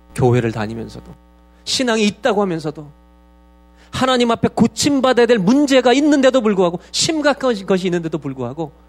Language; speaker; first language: Korean; native; Korean